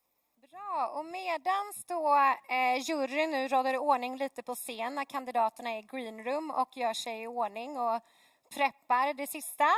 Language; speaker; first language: Swedish; native; Swedish